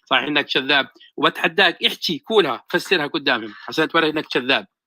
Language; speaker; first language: Arabic; native; Arabic